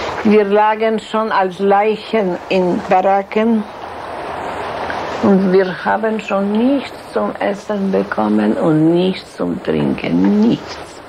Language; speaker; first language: German; non-native, fluent; Polish